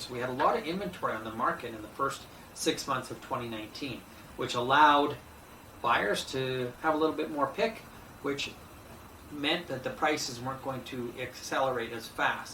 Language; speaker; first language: English; native; English